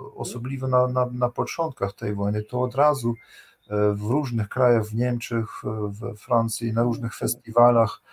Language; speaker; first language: Polish; non-native, fluent; Ukrainian